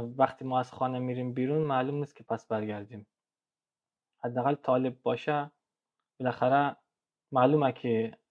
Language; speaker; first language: Persian; native; Persian